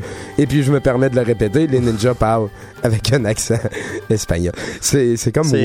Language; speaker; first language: French; native; French